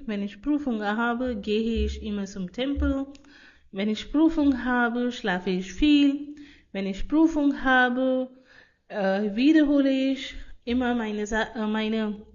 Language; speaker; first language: German; non-native, fluent; Hindi